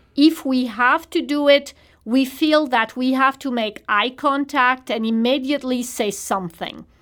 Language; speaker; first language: English; non-native, fluent; French